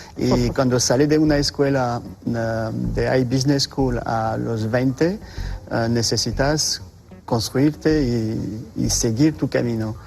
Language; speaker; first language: Spanish; non-native, fluent; French